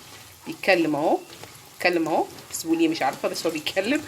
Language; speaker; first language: Arabic; native; Arabic